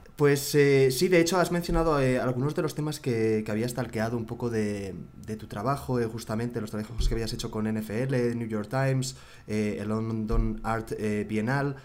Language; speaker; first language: Spanish; native; Spanish